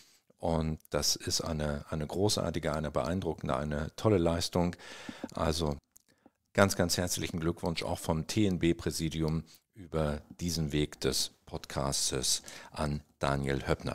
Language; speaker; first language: German; native; German